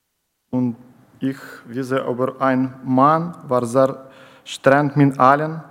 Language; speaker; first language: German; non-native, learner; Ukrainian